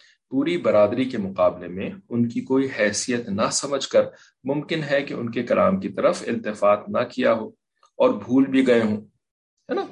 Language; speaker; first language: Urdu; native; Urdu